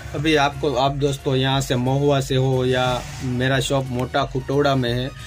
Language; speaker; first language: Hindi; non-native, local second language; Gujarati